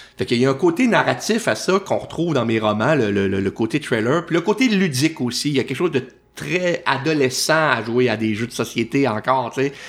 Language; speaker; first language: French; native; French